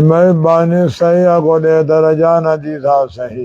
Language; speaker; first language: Arabic; non-native, fluent; Oromo